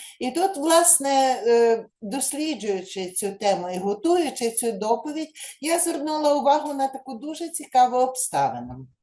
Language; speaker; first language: Ukrainian; native; Ukrainian